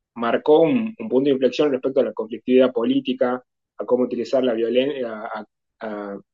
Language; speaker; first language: Spanish; native; Spanish